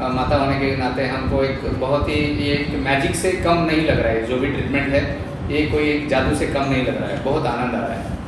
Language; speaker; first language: Hindi; non-native, local second language; Marathi